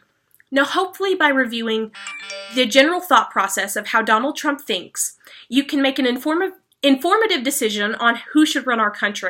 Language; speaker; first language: English; native; English